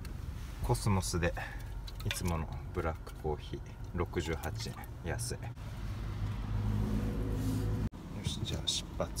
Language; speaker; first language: Japanese; native; Japanese